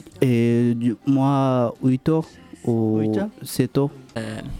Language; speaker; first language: French; non-native, learner; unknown